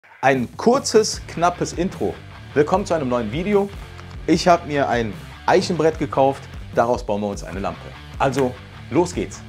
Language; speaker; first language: German; native; German